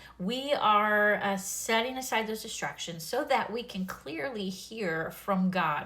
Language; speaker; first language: English; native; English